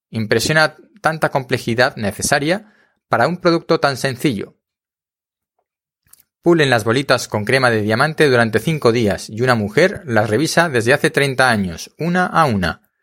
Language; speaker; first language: Spanish; native; Spanish